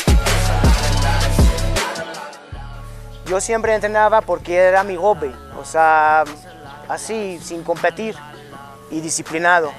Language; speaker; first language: Spanish; non-native, fluent; Hungarian